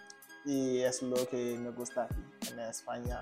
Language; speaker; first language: Spanish; non-native, learner; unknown